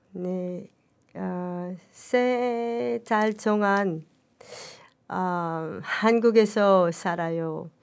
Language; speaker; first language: Korean; early bilingual, heritage; Danish